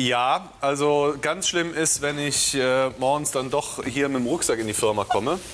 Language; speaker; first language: German; native; German